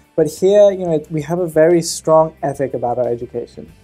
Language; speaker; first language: English; native; English